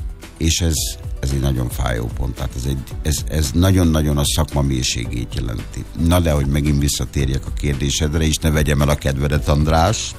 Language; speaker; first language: Hungarian; native; Hungarian